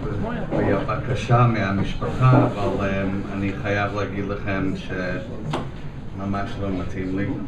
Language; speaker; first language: Hebrew; non-native, fluent; English